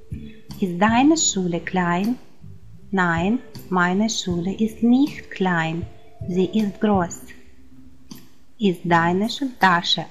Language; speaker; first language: German; non-native, fluent; Ukrainian